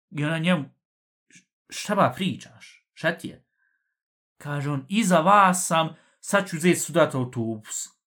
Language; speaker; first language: Bosnian; early bilingual, heritage; Bosnian